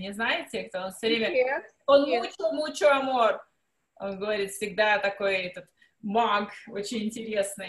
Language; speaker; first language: Russian; native; Russian